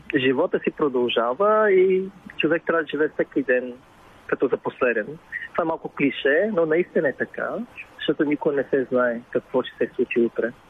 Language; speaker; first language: Bulgarian; early bilingual, heritage; Bulgarian